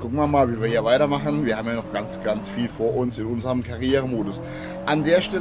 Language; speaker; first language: German; native; German